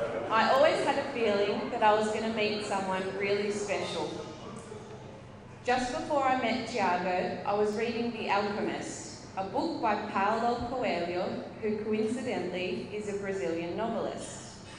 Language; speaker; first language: English; native; English